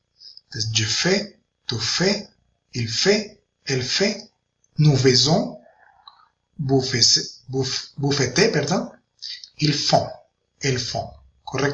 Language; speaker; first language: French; non-native, fluent; Spanish